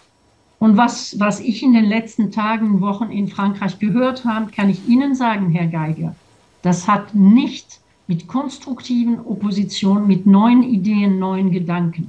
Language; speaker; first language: German; non-native, fluent; French